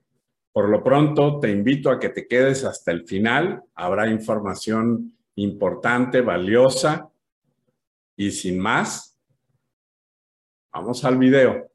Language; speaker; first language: Spanish; native; Spanish